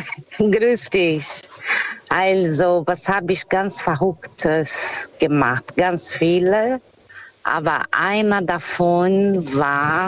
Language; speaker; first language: German; non-native, fluent; Portuguese